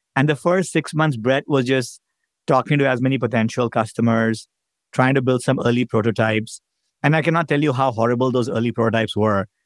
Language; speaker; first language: English; non-native, local second language; Hindi